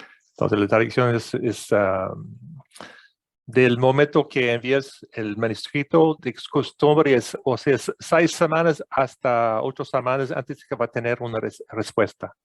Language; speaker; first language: Spanish; non-native, fluent; English